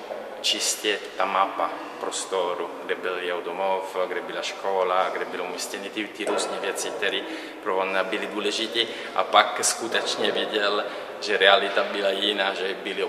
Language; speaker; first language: Czech; non-native, learner; Italian